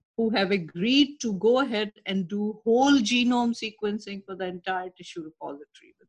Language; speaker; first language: English; non-native, local second language; Urdu